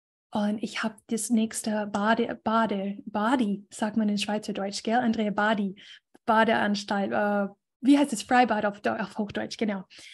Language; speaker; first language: German; non-native, fluent; English